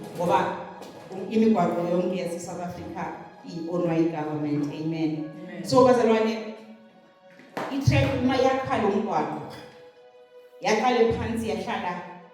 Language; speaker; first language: Zulu; native; Zulu